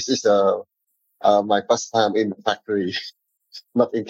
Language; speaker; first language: English; non-native, learner; Khmer